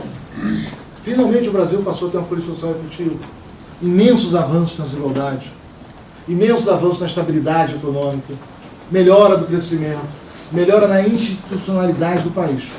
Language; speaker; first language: Portuguese; native; Portuguese